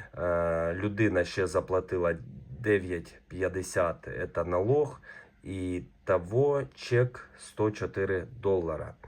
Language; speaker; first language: Ukrainian; native; Ukrainian